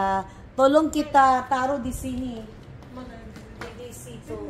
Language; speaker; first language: Indonesian; non-native, learner; Hiligaynon